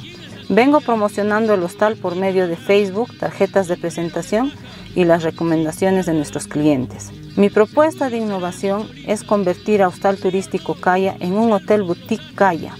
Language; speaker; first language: Spanish; native; Spanish